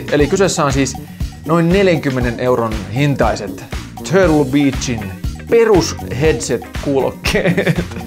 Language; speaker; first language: Finnish; native; Finnish